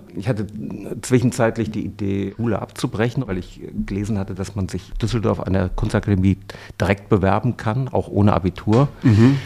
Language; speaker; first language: German; native; German